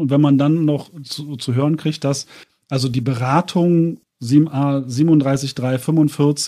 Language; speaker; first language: German; native; German